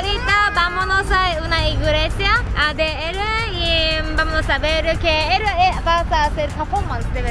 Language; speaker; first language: Spanish; non-native, learner; Japanese